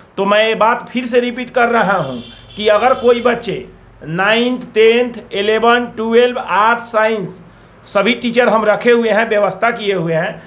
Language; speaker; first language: Hindi; native; Hindi